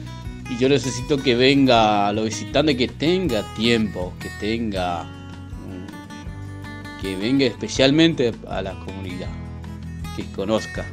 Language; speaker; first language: Spanish; non-native, local second language; Guarani